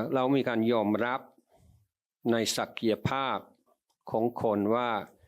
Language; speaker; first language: Thai; non-native, fluent; English